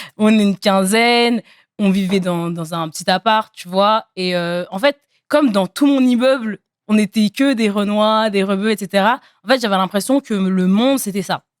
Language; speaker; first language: French; native; French